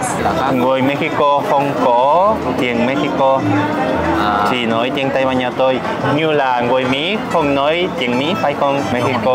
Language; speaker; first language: Vietnamese; non-native, learner; Spanish